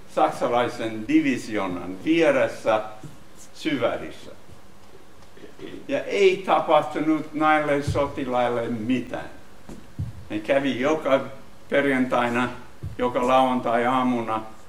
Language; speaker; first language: Finnish; non-native, fluent; English